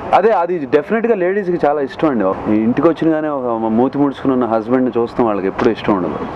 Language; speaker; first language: Telugu; native; Telugu